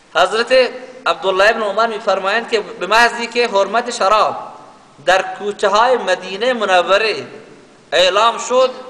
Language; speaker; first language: Persian; non-native, local second language; Baluchi